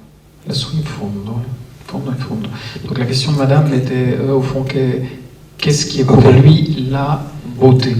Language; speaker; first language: French; native; French